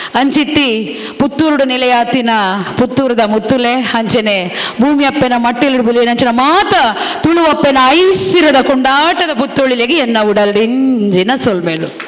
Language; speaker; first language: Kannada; non-native, local second language; Tulu